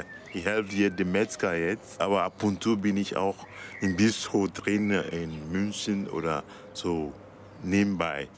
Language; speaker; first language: German; non-native, learner; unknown